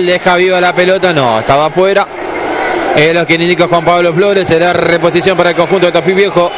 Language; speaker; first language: Spanish; native; Spanish